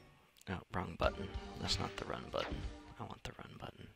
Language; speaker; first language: English; native; English